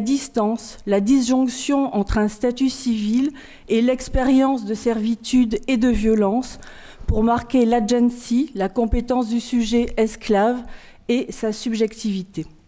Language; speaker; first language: French; native; French